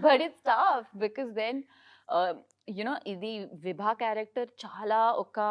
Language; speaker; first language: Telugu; non-native, learner; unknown